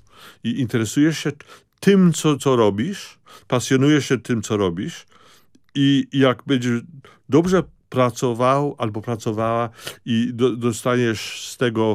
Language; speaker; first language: Polish; early bilingual, heritage; Polish